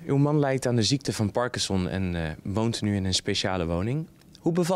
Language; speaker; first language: Dutch; native; Dutch